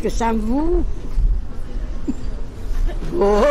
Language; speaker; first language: French; non-native, learner; Italian